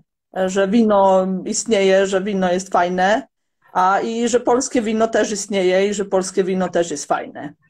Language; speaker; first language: Polish; non-native, fluent; Croatian